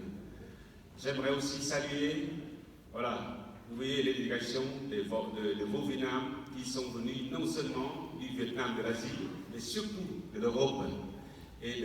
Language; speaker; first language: French; non-native, fluent; Vietnamese